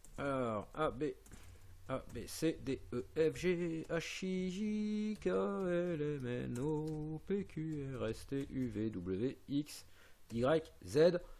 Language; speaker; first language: French; native; French